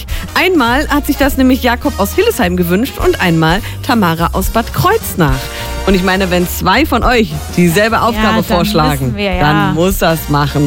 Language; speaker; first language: German; native; German